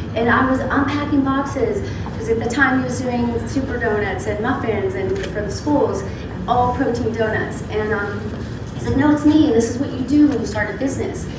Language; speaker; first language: English; native; English